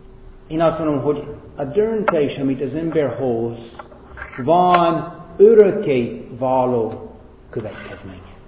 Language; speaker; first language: Hungarian; non-native, fluent; English